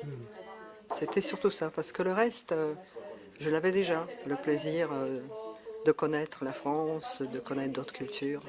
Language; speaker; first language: French; non-native, fluent; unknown